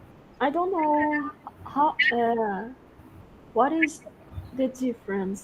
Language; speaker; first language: English; non-native, learner; Portuguese